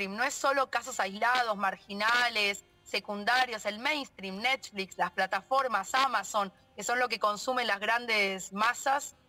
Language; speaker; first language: Spanish; native; Spanish